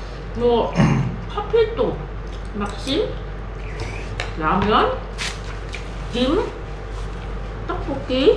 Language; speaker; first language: Korean; non-native, learner; Khmer